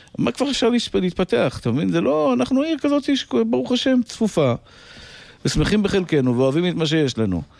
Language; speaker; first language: Hebrew; native; Hebrew